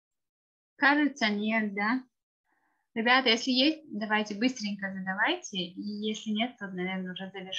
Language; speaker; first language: Russian; native; Russian